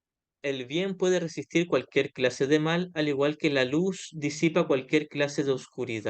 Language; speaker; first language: Spanish; native; Spanish